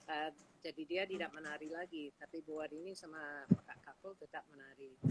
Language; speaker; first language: Indonesian; non-native, fluent; English